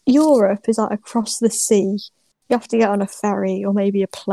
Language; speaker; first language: English; native; English